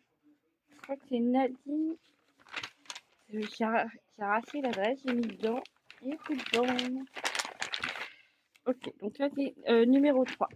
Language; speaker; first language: French; native; French